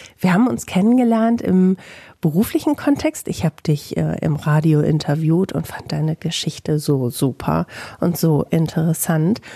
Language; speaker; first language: German; native; German